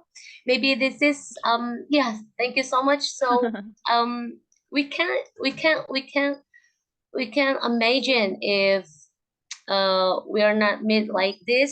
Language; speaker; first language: English; non-native, learner; Indonesian